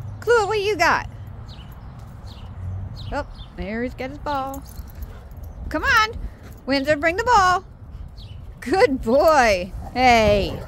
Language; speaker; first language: English; native; English